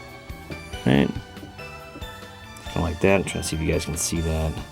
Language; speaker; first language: English; native; English